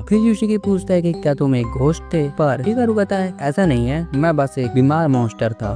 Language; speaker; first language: Hindi; native; Hindi